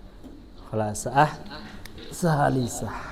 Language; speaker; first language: Arabic; non-native, fluent; Indonesian